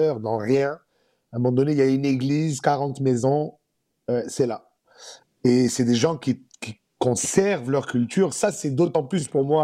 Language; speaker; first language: French; native; French